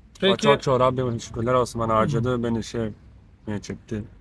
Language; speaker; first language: Turkish; non-native, learner; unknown